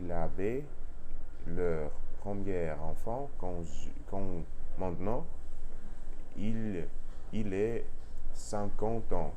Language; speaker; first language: French; non-native, learner; Russian